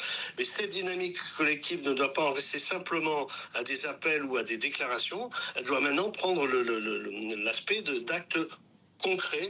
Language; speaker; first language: French; native; French